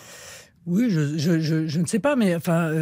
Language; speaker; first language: French; native; French